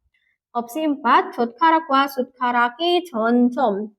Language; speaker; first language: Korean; non-native, fluent; Indonesian